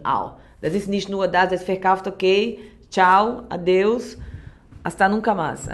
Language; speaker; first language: German; non-native, learner; Portuguese